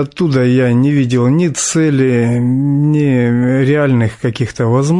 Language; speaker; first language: Russian; native; Russian